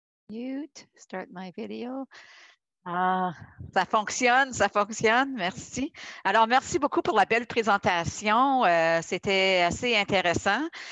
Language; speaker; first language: French; non-native, learner; English